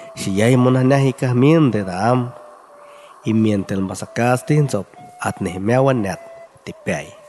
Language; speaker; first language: Spanish; non-native, local second language; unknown